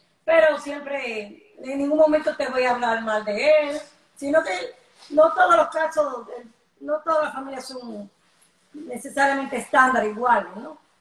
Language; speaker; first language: Spanish; native; Spanish